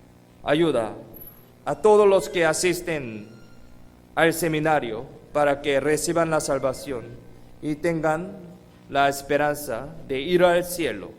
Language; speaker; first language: Spanish; non-native, fluent; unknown